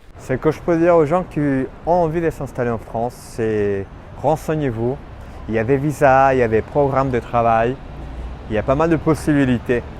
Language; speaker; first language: French; non-native, fluent; Spanish